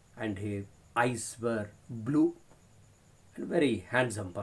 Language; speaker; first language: English; non-native, local second language; Kannada